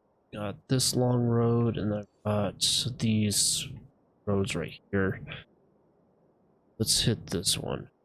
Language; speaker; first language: English; native; English